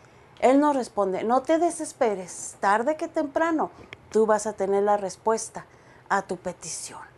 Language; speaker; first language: Spanish; native; Spanish